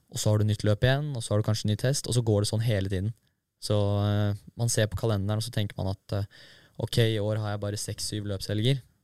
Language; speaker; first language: Norwegian; native; Norwegian